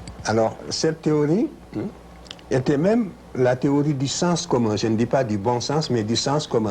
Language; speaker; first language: French; non-native, local second language; Wolof